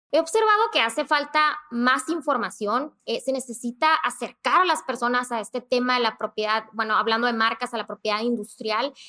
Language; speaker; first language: Spanish; native; Spanish